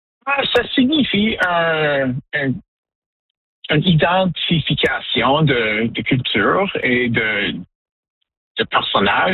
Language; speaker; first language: French; non-native, local second language; English